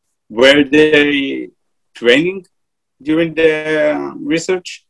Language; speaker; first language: English; non-native, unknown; Hebrew